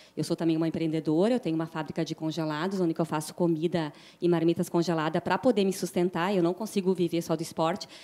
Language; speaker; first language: Portuguese; native; Portuguese